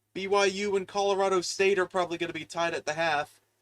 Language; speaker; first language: English; native; English